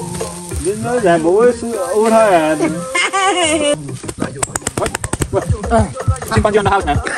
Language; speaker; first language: English; non-native, learner; Nepali